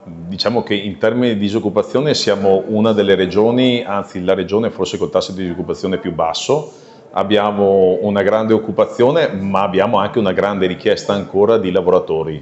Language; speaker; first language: Italian; native; Italian